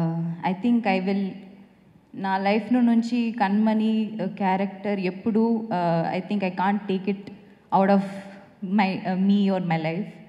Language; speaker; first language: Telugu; non-native, fluent; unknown